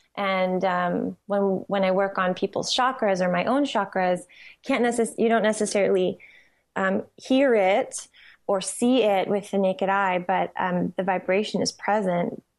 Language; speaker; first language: English; native; English